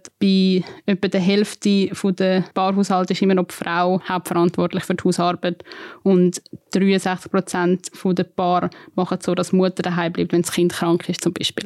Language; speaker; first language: German; native; German